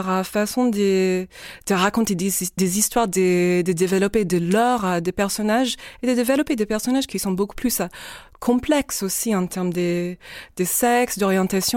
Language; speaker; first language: French; non-native, fluent; English